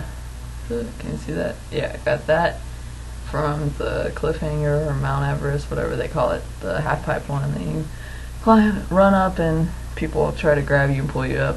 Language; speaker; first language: English; native; English